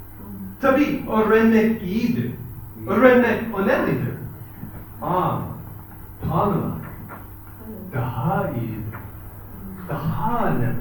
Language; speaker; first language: Turkish; non-native, fluent; English